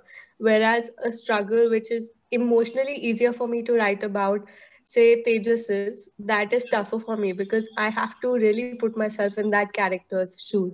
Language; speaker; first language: English; non-native, local second language; Hindi